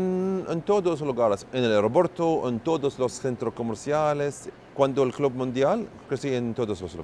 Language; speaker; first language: Spanish; non-native, learner; Arabic